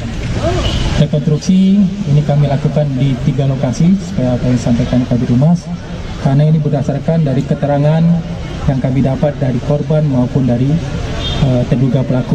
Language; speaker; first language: Indonesian; native; Indonesian